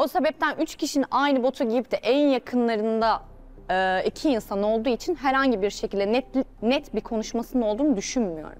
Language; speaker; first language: Turkish; native; Turkish